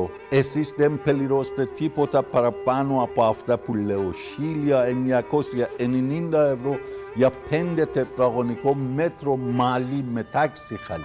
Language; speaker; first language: Greek; non-native, learner; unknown